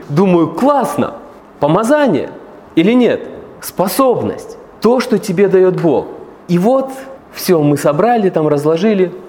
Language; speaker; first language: Russian; native; Russian